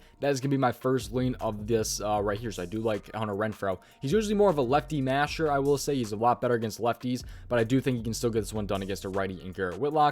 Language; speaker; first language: English; native; English